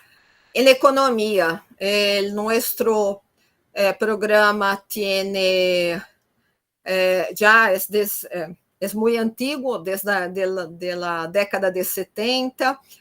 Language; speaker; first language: Spanish; non-native, fluent; Portuguese